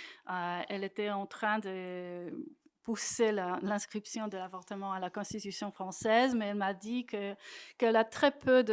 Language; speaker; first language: French; non-native, fluent; Polish